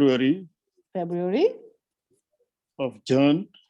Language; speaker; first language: English; non-native, learner; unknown